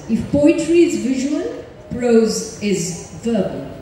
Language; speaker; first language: English; non-native, local second language; Bangla